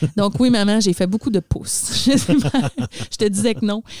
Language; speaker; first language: French; native; French